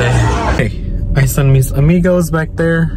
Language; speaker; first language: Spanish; early bilingual, heritage; Spanish